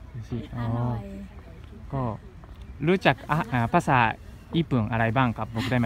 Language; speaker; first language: Thai; non-native, learner; Japanese